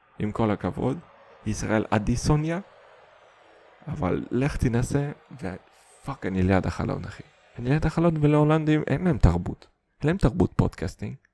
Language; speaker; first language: Hebrew; non-native, fluent; Russian